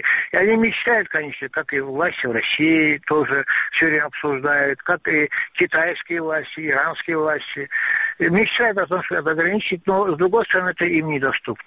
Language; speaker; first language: Russian; non-native, local second language; Azerbaijani